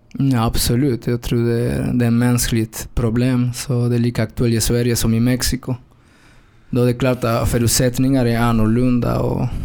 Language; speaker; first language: Swedish; non-native, fluent; Spanish